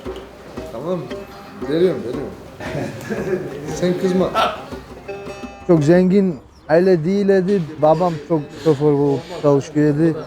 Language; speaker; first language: Turkish; non-native, learner; Kumyk